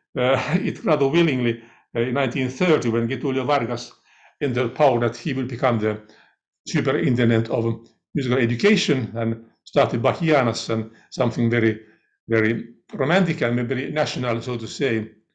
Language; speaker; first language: English; non-native, fluent; Finnish